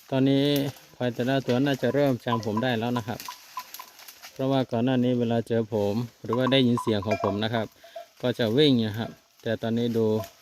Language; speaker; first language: Thai; non-native, local second language; Karen languages